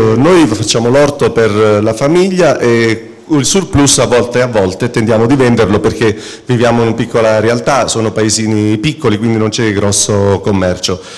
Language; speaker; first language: Italian; native; Italian